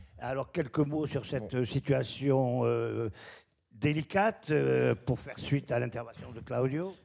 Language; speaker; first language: French; native; French